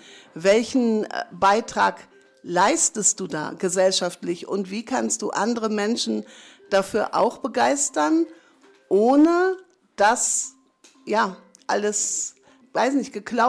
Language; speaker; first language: German; native; German